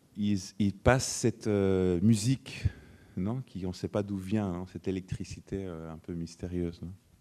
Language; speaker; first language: French; non-native, fluent; Spanish